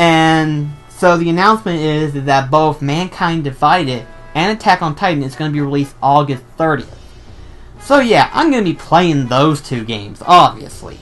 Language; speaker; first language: English; native; English